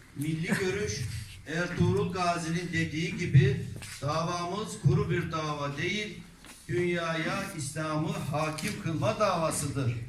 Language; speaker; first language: Turkish; native; Turkish